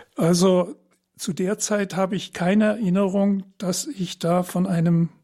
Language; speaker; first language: German; native; German